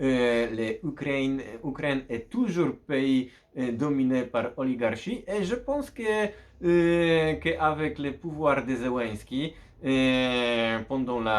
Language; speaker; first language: French; non-native, fluent; Polish